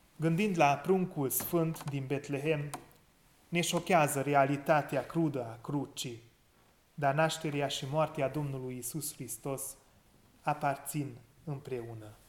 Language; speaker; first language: Romanian; non-native, local second language; Hungarian